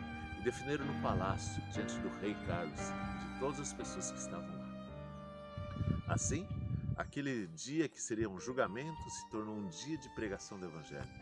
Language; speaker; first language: Portuguese; native; Portuguese